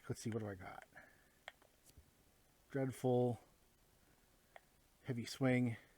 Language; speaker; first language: English; native; English